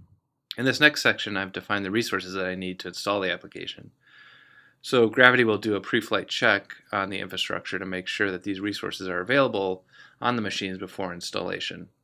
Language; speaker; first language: English; native; English